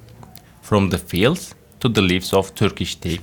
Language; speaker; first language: English; non-native, fluent; Turkish